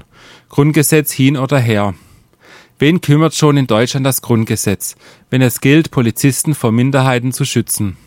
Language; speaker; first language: German; native; German